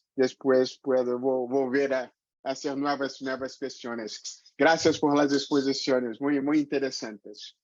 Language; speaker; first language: Spanish; non-native, fluent; Portuguese